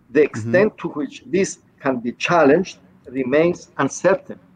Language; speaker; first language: English; non-native, fluent; Greek